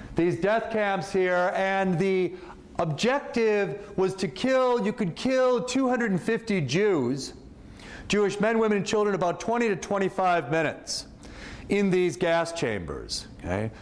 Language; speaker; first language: English; native; English